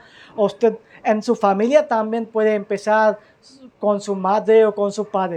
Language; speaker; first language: Spanish; non-native, learner; Hindi